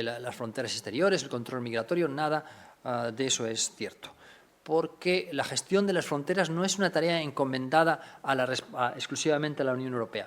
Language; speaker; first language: Spanish; native; Spanish